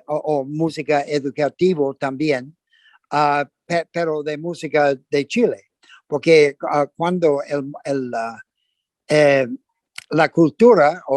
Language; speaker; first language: Spanish; non-native, fluent; English